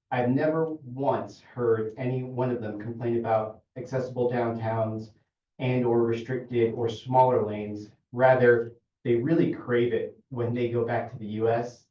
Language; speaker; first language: English; non-native, fluent; Italian